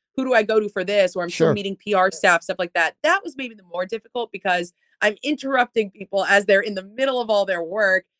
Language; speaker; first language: English; native; English